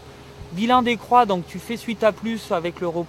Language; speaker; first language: French; native; French